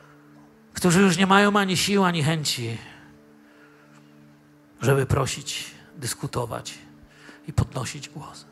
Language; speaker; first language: Polish; native; Polish